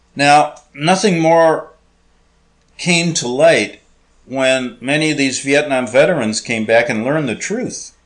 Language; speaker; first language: English; native; English